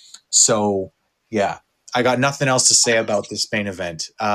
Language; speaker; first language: English; native; English